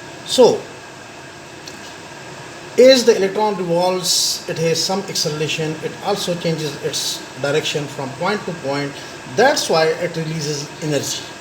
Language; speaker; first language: English; non-native, local second language; Pashto